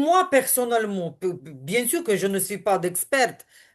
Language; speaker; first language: French; non-native, learner; Ukrainian